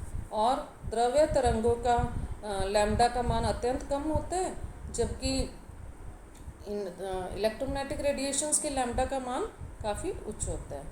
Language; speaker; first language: Hindi; native; Hindi